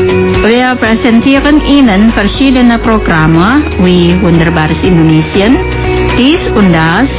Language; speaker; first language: German; non-native, fluent; Indonesian